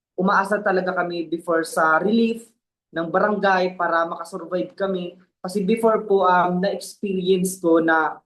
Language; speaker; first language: Filipino; non-native, local second language; Bikol